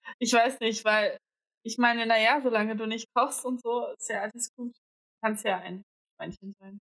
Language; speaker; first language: German; native; German